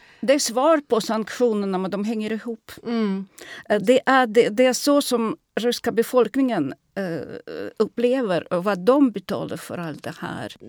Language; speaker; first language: Swedish; non-native, fluent; Russian